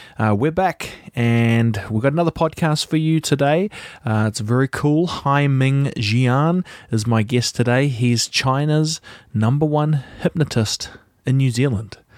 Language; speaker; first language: English; native; English